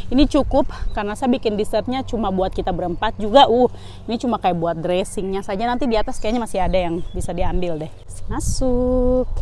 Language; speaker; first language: Indonesian; native; Indonesian